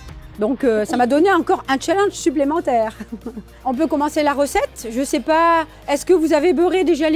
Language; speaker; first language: French; native; French